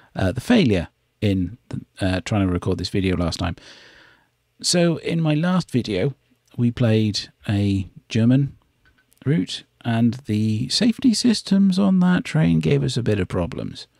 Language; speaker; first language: English; native; English